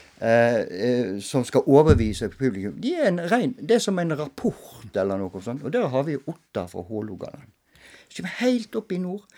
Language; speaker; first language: Norwegian; native; Norwegian